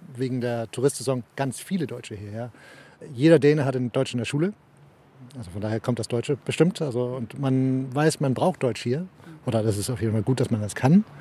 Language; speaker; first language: German; early bilingual, heritage; German